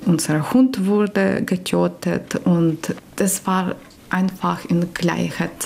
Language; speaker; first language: German; non-native, learner; Ukrainian